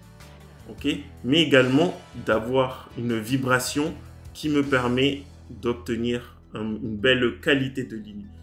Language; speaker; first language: French; native; French